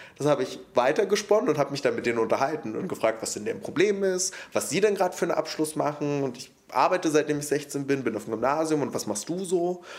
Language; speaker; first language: German; early bilingual, other home language; Polish